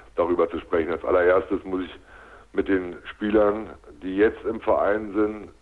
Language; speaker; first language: German; native; German